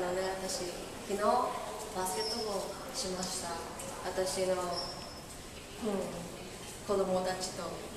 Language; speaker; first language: Japanese; non-native, learner; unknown